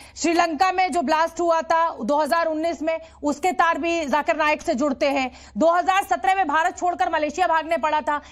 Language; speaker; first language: Hindi; native; Hindi